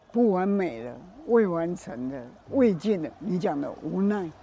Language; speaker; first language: Chinese; native; Chinese